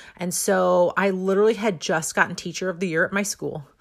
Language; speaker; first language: English; native; English